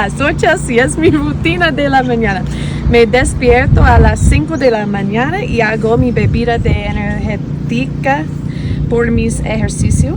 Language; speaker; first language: Spanish; non-native, learner; English